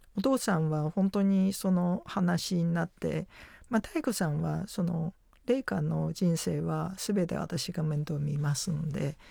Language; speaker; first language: Japanese; non-native, fluent; Chinese